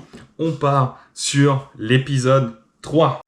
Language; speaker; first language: French; native; French